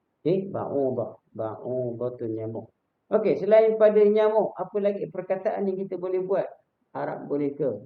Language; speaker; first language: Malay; native; Malay